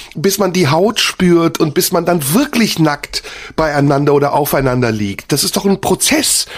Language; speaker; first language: German; native; German